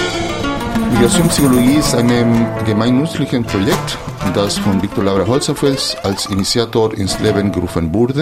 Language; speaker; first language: German; non-native, fluent; Spanish